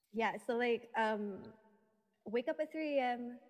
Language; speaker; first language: English; non-native, local second language; Filipino